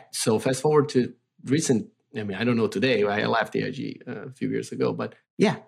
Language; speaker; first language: English; non-native, fluent; Portuguese